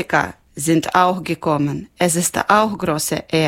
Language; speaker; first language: German; non-native, learner; Ukrainian